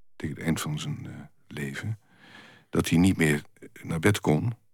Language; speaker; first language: Dutch; native; Dutch